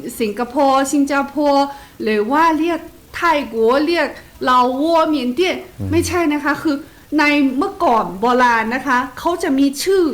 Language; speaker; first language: Thai; non-native, fluent; Chinese